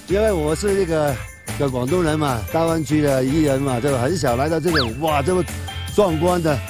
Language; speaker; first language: Chinese; non-native, local second language; Cantonese